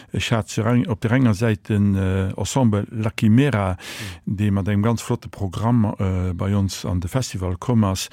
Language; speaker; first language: Luxembourgish; native; Luxembourgish